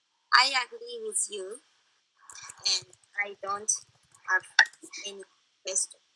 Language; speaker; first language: English; non-native, learner; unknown